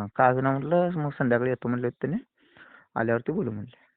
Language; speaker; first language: Marathi; native; Marathi